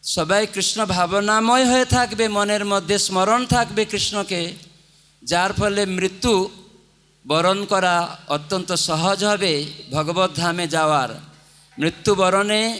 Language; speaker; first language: Bangla; non-native, fluent; Odia